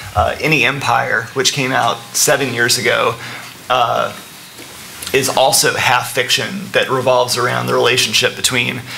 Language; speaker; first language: English; native; English